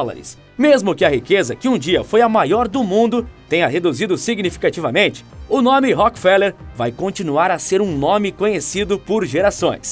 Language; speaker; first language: Portuguese; native; Portuguese